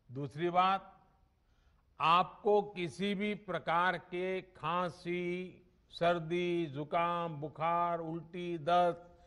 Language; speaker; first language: Hindi; non-native, local second language; Gujarati